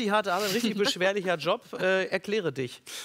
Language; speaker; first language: German; native; German